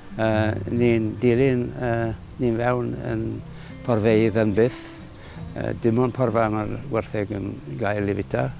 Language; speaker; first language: Welsh; native; Welsh